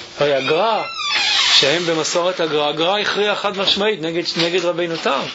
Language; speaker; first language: Hebrew; early bilingual, other home language; English